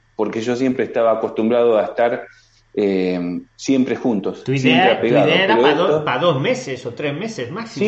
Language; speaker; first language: Spanish; native; Spanish